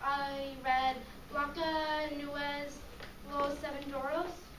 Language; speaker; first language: Spanish; non-native, learner; English